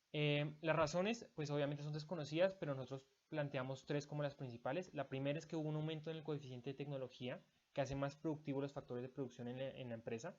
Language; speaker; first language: Spanish; native; Spanish